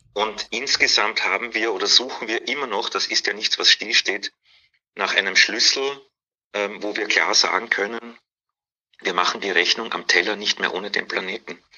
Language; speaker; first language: German; native; German